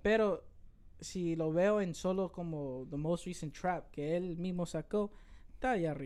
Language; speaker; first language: Spanish; early bilingual, heritage; Spanish